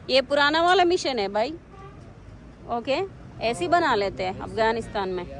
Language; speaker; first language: Hindi; non-native, local second language; Telugu